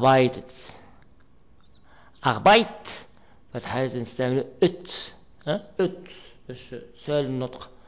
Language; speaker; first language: German; non-native, learner; Arabic